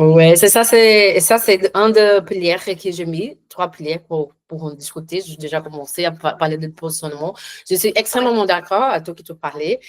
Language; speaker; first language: French; non-native, learner; Portuguese